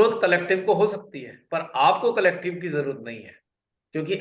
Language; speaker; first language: Hindi; native; Hindi